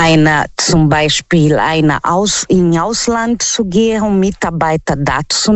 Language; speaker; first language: German; non-native, learner; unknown